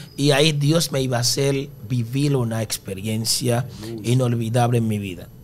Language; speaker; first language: Spanish; early bilingual, other home language; Haitian Creole